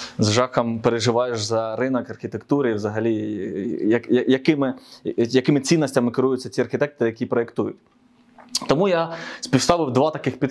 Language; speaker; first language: Ukrainian; native; Ukrainian